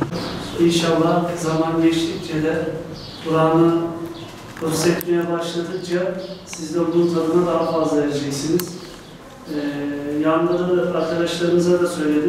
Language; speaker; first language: Turkish; native; Turkish